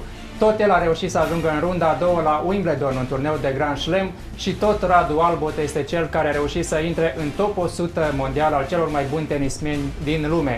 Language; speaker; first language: Romanian; native; Romanian